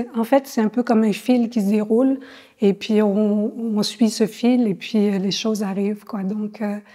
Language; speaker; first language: French; native; French